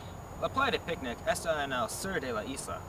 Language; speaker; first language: Spanish; non-native, learner; English